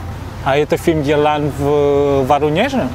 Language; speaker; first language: Russian; non-native, learner; Vietnamese